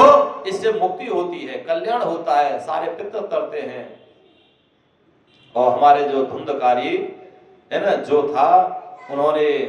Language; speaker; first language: Hindi; native; Hindi